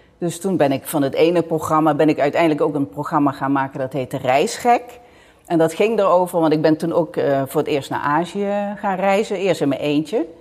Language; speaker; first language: Dutch; native; Dutch